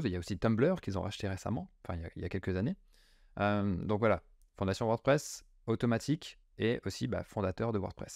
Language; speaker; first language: French; native; French